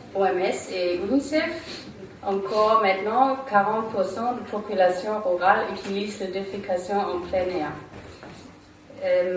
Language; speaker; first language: French; non-native, learner; German